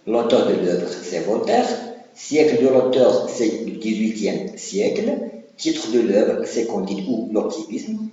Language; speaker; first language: French; non-native, local second language; Arabic